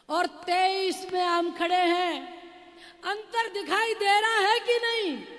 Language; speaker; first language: Hindi; native; Hindi